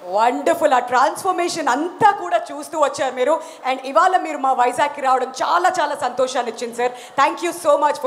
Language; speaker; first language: Telugu; native; Telugu